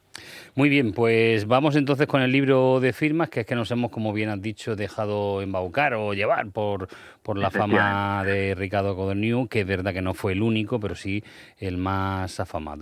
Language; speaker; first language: Spanish; native; Spanish